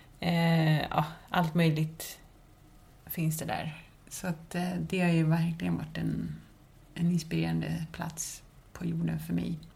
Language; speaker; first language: Swedish; early bilingual, other home language; Spanish